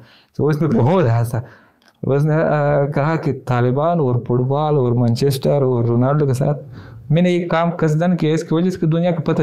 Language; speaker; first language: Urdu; non-native, fluent; Pashto